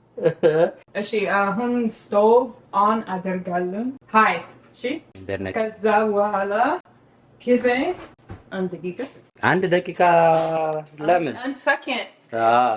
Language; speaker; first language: Amharic; non-native, learner; Arabic